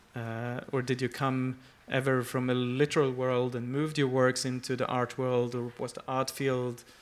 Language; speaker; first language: English; non-native, fluent; Swedish